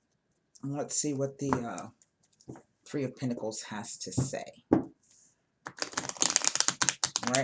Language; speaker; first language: English; native; English